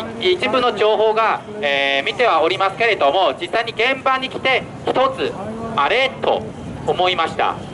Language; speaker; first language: Japanese; non-native, fluent; Chinese